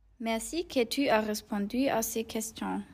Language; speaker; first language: French; non-native, learner; German